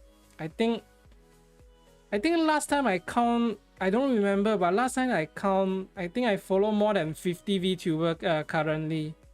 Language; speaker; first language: English; non-native, fluent; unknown